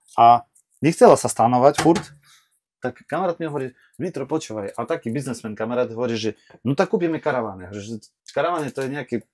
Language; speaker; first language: Slovak; non-native, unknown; Ukrainian